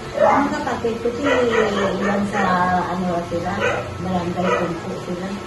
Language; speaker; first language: Filipino; non-native, local second language; Hiligaynon